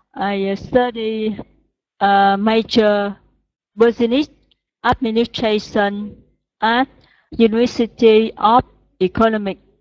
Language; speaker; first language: English; non-native, learner; Vietnamese